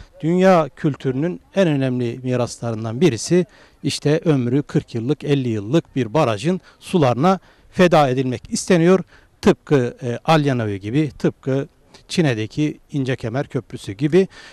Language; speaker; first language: Turkish; native; Turkish